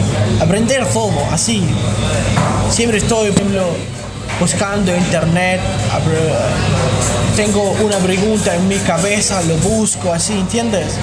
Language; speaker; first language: Spanish; non-native, learner; Arabic